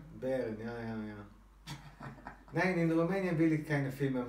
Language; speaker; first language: German; non-native, fluent; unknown